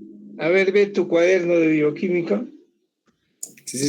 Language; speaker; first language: Spanish; native; Spanish